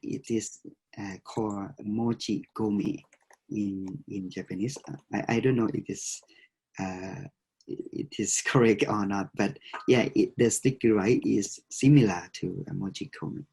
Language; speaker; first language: English; non-native, fluent; Lao